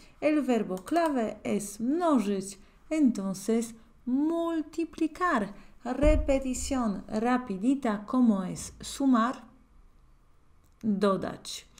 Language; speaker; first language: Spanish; non-native, fluent; Polish